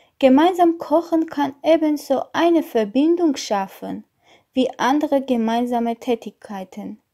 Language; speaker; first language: German; non-native, learner; Armenian